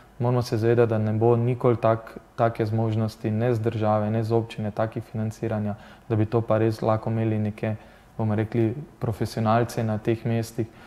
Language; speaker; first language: Slovenian; native; Slovenian